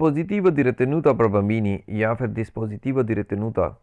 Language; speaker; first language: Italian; non-native, learner; Punjabi